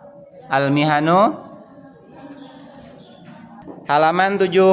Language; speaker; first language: Arabic; non-native, fluent; Indonesian